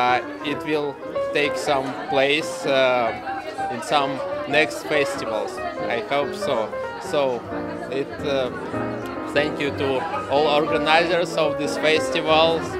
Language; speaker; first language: English; non-native, fluent; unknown